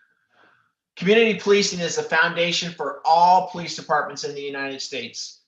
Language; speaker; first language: English; native; English